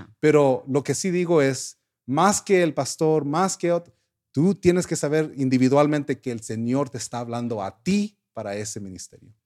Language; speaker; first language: Spanish; early bilingual, heritage; Spanish